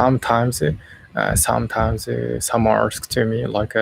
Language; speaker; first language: English; non-native, learner; Japanese